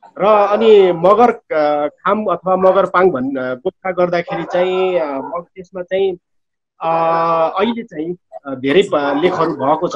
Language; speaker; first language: Nepali; non-native, local second language; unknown